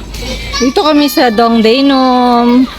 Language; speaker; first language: Filipino; native; Filipino